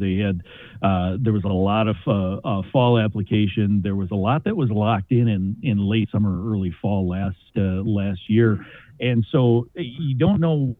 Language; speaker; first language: English; native; English